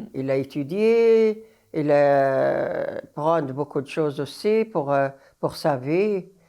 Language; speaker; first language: French; non-native, learner; Arabic